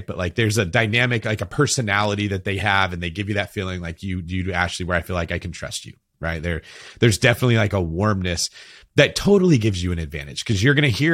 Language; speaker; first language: English; native; English